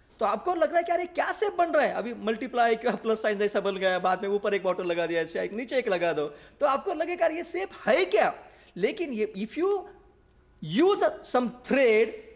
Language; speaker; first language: Hindi; non-native, local second language; Marathi